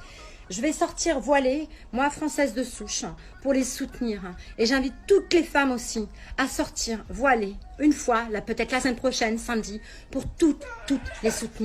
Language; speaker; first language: French; native; French